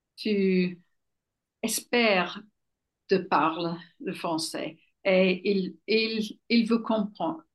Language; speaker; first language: French; non-native, fluent; English